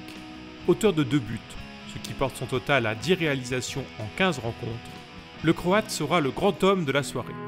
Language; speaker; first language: French; native; French